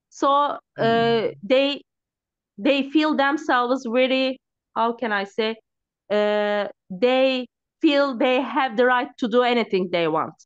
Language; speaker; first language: English; non-native, learner; Turkish